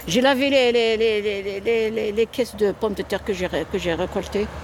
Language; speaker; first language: French; non-native, local second language; Kabyle